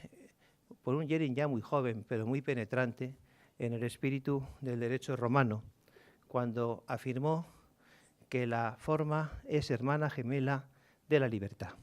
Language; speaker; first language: Spanish; native; Spanish